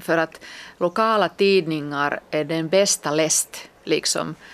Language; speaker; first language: Swedish; non-native, local second language; Finnish